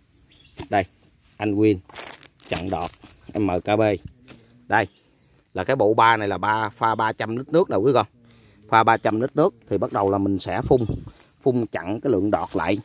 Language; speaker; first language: Vietnamese; native; Vietnamese